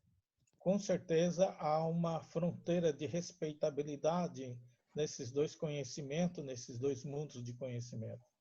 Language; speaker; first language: Portuguese; non-native, local second language; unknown